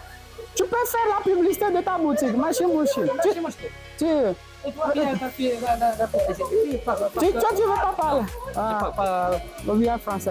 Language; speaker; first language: French; non-native, fluent; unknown